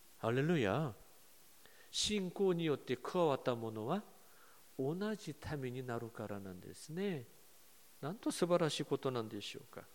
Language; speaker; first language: Japanese; non-native, fluent; Korean